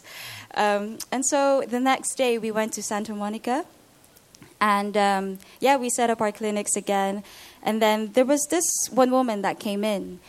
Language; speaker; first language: English; non-native, local second language; Filipino